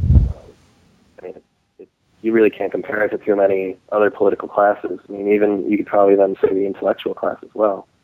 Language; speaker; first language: English; early bilingual, other home language; Hindi